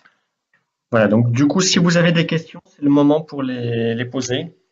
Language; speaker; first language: French; native; French